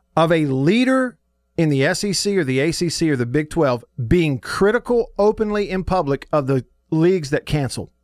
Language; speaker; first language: English; native; English